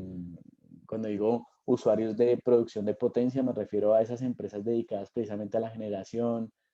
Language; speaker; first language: Spanish; native; Spanish